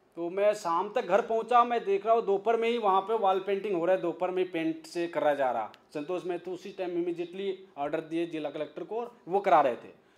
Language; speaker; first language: Hindi; native; Hindi